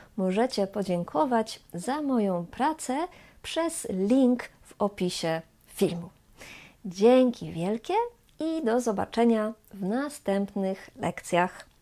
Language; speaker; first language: Polish; native; Polish